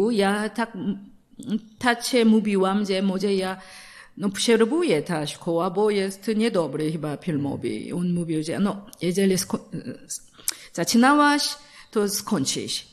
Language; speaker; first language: Polish; non-native, learner; Korean